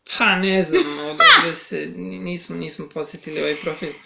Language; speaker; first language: Serbian; native; Serbian